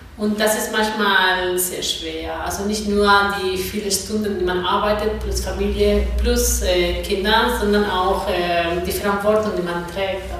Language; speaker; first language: German; non-native, fluent; Spanish